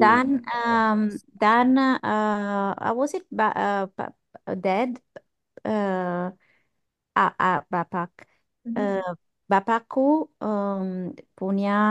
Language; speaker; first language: Indonesian; non-native, learner; English